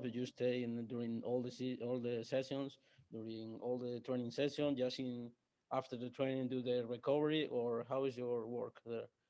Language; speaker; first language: English; non-native, learner; Spanish